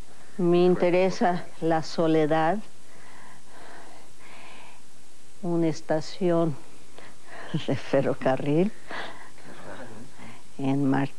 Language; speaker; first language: Spanish; non-native, fluent; English